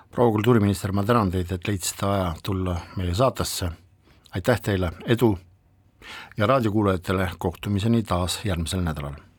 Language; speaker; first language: Estonian; non-native, local second language; Russian